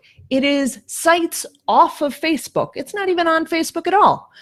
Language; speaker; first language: English; native; English